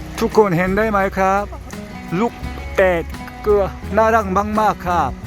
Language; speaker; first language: Thai; non-native, learner; Korean